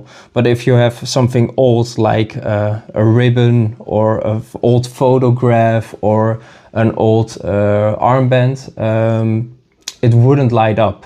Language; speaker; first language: English; non-native, fluent; Dutch